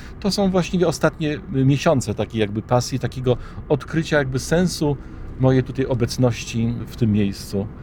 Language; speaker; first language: Polish; native; Polish